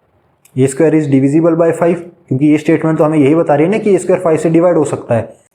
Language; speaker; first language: Hindi; native; Hindi